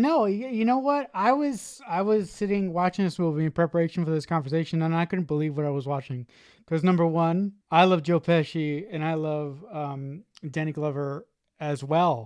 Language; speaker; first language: English; native; English